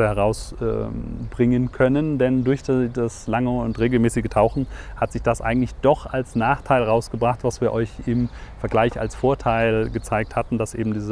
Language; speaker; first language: German; native; German